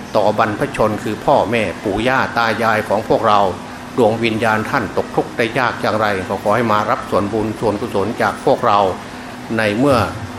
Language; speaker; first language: Thai; non-native, local second language; Northeastern Thai